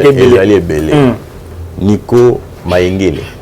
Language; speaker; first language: French; non-native, local second language; Lingala